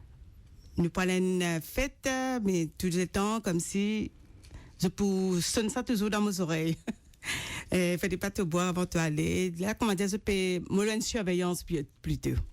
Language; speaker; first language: French; non-native, local second language; Morisyen